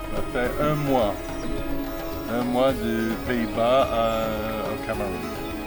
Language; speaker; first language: French; non-native, fluent; English